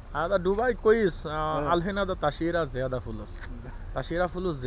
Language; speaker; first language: Arabic; non-native, learner; Bangla